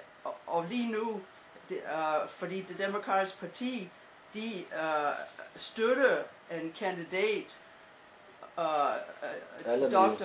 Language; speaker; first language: Danish; non-native, fluent; English